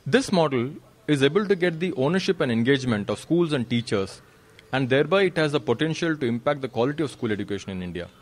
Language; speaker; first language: English; non-native, local second language; Kannada